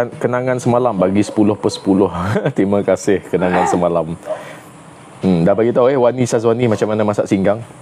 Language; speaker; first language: Malay; non-native, local second language; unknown